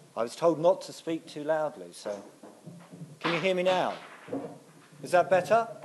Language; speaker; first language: English; native; English